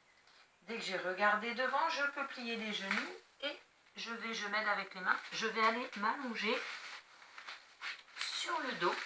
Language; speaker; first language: French; native; French